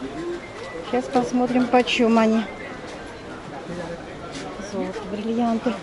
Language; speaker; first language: Russian; native; Russian